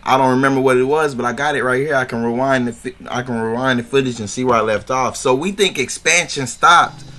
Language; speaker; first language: English; native; English